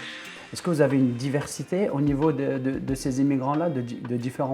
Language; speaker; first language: French; native; French